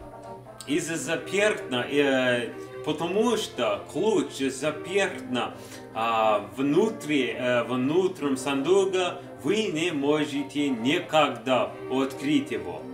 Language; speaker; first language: Russian; non-native, learner; English